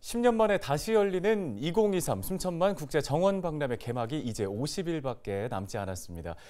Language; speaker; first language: Korean; non-native, fluent; German